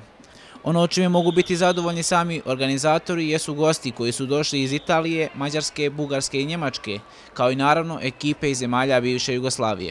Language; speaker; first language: Serbian; native; Serbian